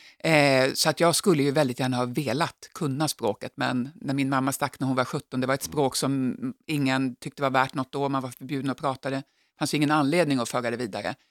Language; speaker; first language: Swedish; native; Swedish